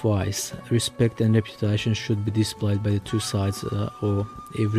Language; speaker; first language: English; non-native, fluent; Macedonian